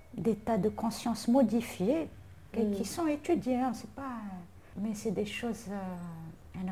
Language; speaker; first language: French; non-native, local second language; Arabic